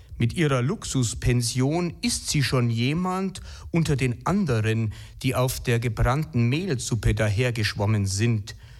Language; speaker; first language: German; native; German